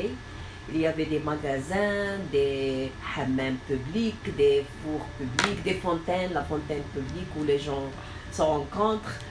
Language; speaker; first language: French; non-native, local second language; Arabic